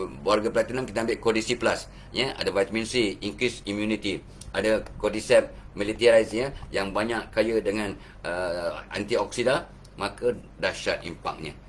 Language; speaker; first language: Malay; native; Malay